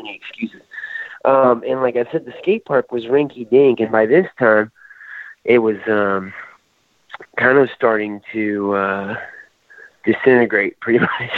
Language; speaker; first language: English; native; English